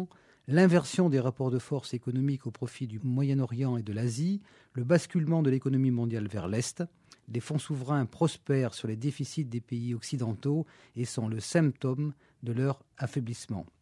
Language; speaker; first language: French; native; French